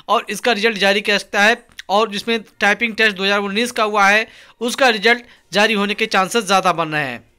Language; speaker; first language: Hindi; native; Hindi